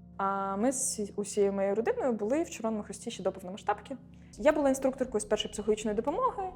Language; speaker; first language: Ukrainian; non-native, local second language; Russian